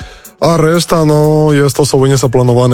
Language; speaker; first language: Polish; non-native, fluent; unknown